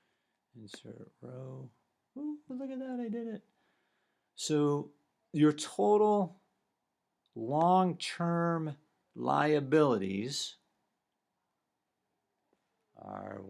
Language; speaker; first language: English; native; English